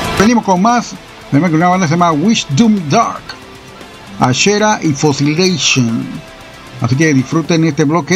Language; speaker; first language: Spanish; native; Spanish